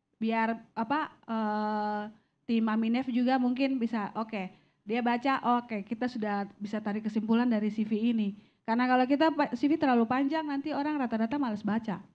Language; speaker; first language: Indonesian; native; Indonesian